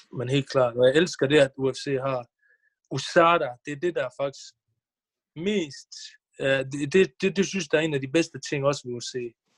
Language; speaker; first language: Danish; early bilingual, other home language; Bosnian